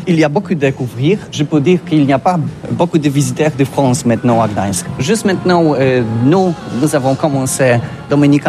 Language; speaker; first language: French; non-native, learner; Polish